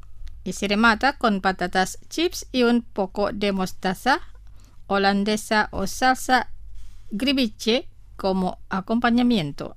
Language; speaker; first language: Spanish; non-native, fluent; Indonesian